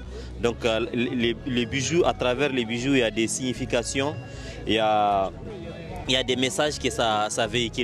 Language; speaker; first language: French; non-native, local second language; Tamasheq